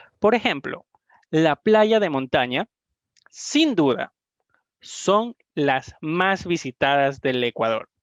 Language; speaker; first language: Spanish; native; Spanish